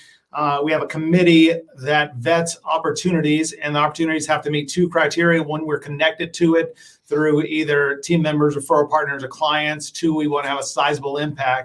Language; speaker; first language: English; native; English